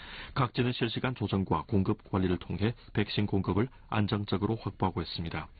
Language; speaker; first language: Korean; native; Korean